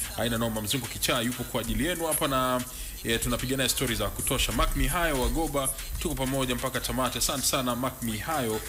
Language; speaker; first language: Swahili; native; Swahili